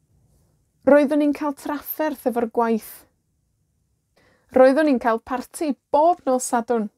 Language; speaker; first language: Welsh; non-native, fluent; Spanish